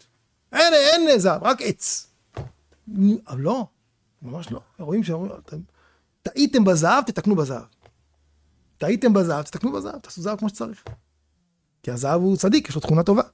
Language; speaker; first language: Hebrew; native; Hebrew